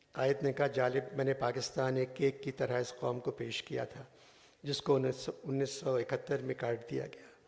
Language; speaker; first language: Urdu; native; Urdu